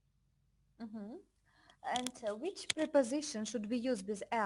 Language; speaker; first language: English; non-native, fluent; Russian